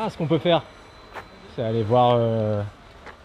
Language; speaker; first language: French; native; French